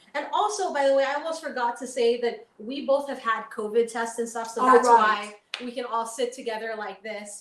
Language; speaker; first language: English; early bilingual, other home language; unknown